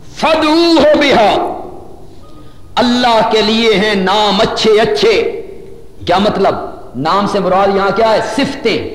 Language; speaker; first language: Urdu; non-native, local second language; Punjabi